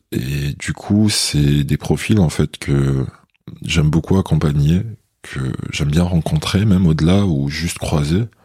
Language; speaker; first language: French; non-native, local second language; Kabyle